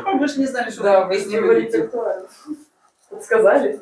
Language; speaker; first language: Russian; native; Russian